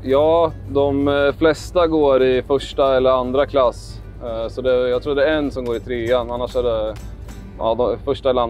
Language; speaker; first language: Swedish; native; Swedish